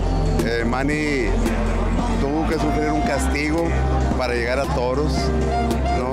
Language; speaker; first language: Spanish; native; Spanish